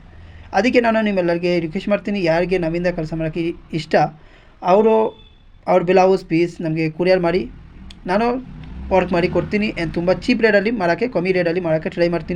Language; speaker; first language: Kannada; non-native, local second language; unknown